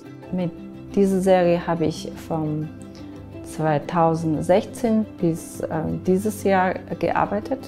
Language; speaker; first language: German; non-native, fluent; Chinese